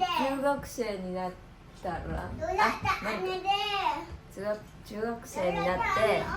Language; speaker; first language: Japanese; early bilingual, other home language; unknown